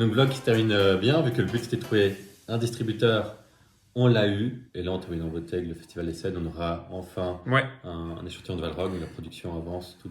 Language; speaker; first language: French; native; French